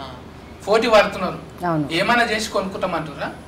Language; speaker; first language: Telugu; native; Telugu